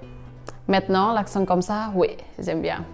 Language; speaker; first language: French; non-native, learner; Indonesian